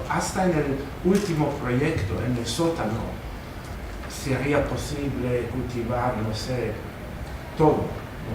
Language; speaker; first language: Spanish; non-native, fluent; German